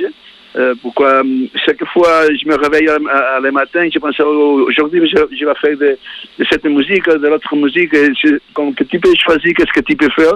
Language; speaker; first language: French; non-native, learner; Spanish